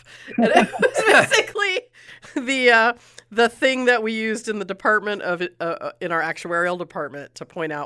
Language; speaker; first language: English; native; English